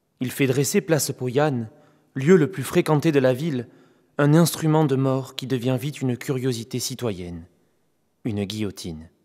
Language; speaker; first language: French; native; French